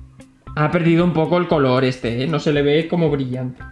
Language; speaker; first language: Spanish; native; Spanish